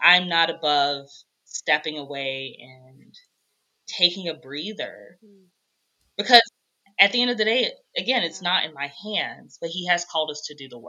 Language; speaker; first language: English; native; English